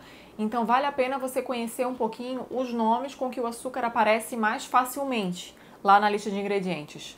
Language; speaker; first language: Portuguese; native; Portuguese